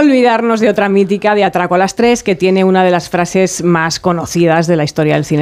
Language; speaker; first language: Spanish; native; Spanish